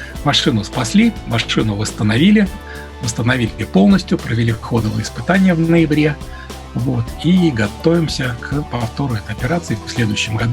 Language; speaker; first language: Russian; native; Russian